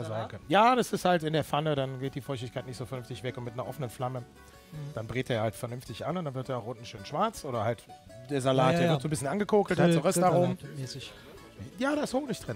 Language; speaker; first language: German; native; German